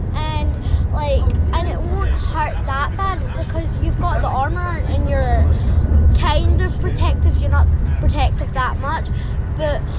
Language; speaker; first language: English; native; English